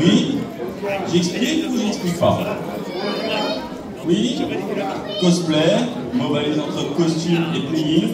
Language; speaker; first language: French; native; French